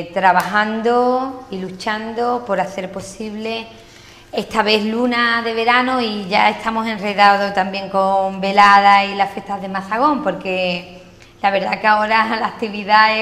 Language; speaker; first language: Spanish; native; Spanish